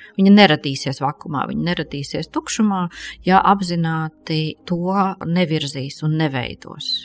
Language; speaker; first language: Latvian; native; Latvian